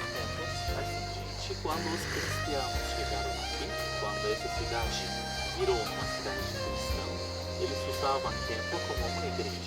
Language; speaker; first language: Portuguese; non-native, fluent; Turkish